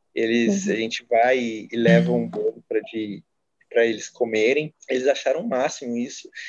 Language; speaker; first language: Portuguese; native; Portuguese